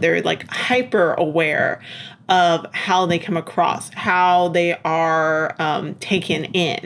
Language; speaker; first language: English; native; English